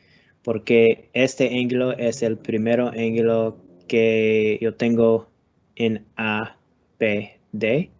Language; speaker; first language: Spanish; non-native, learner; English